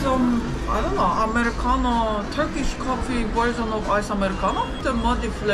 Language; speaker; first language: English; non-native, learner; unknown